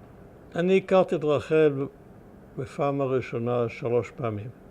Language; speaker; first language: Hebrew; early bilingual, other home language; German